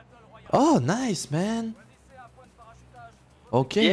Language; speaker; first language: English; non-native, learner; French